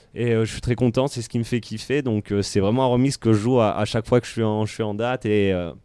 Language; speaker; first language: French; native; French